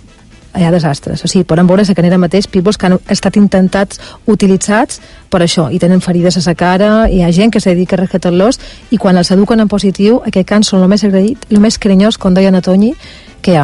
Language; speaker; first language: Catalan; native; Catalan